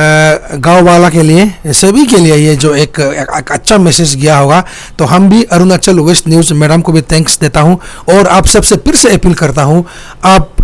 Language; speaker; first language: Hindi; non-native, local second language; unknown